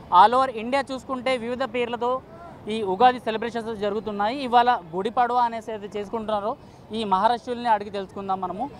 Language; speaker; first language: Telugu; native; Telugu